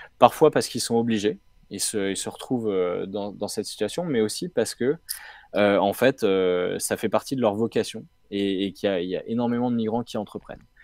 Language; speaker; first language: French; native; French